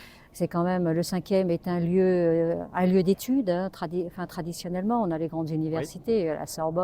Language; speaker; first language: French; native; French